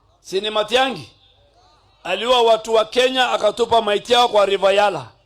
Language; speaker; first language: Swahili; non-native, local second language; Somali